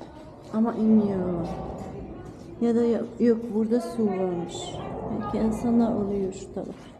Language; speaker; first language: Turkish; non-native, learner; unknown